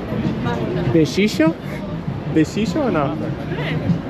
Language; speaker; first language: Spanish; non-native, learner; Lithuanian